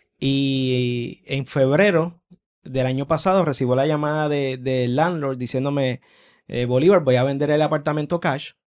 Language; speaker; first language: Spanish; native; Spanish